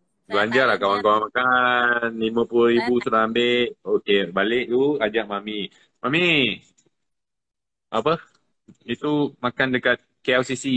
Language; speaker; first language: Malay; non-native, local second language; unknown